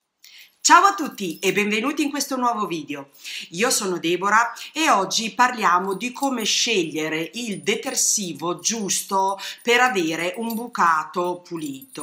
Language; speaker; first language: Italian; native; Italian